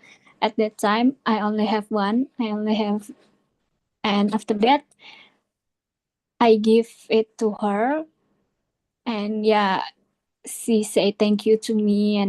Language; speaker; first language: English; non-native, learner; Indonesian